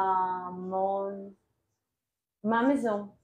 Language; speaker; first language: French; non-native, learner; Spanish